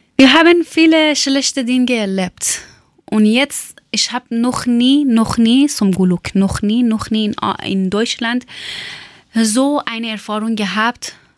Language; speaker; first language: German; non-native, learner; Persian